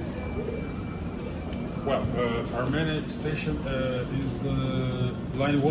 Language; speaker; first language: English; non-native, learner; Portuguese